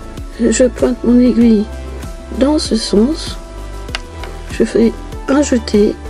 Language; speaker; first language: French; native; French